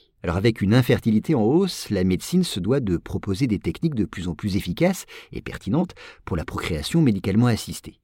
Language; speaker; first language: French; native; French